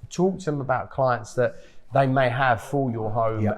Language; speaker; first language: English; native; English